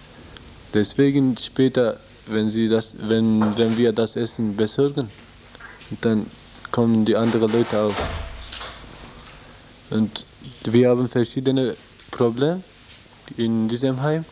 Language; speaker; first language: German; non-native, learner; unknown